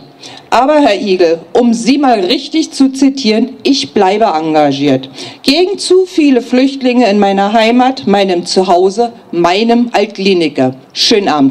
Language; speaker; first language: German; native; German